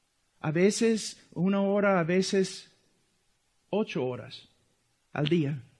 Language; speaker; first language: Spanish; non-native, fluent; English